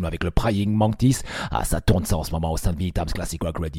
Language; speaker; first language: French; native; French